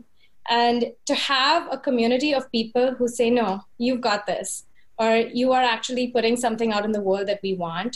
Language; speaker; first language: English; non-native, local second language; Hindi